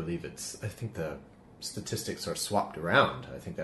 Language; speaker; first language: English; native; English